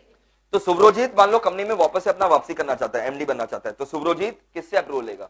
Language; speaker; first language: Hindi; non-native, local second language; Bangla